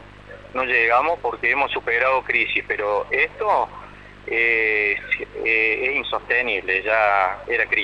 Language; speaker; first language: Spanish; native; Spanish